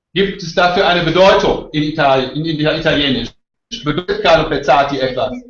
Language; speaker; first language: German; native; German